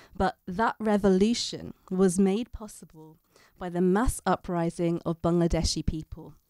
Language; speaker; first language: English; native; English